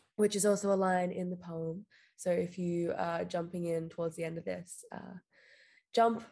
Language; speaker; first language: English; native; English